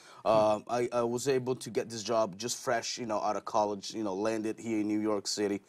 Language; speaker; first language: English; non-native, fluent; Portuguese